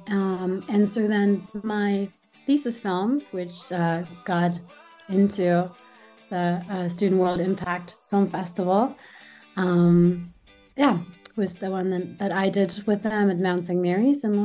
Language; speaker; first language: English; non-native, fluent; German